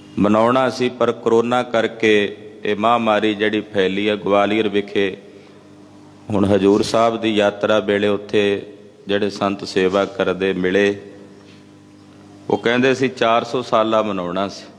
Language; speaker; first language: Punjabi; native; Punjabi